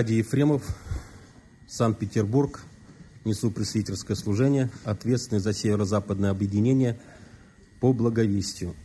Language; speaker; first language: Russian; native; Russian